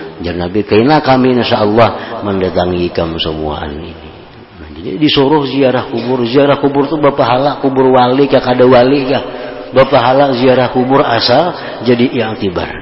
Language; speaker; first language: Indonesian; non-native, local second language; Banjar